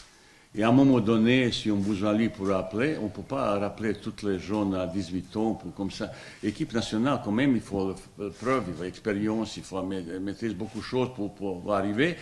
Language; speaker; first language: French; non-native, fluent; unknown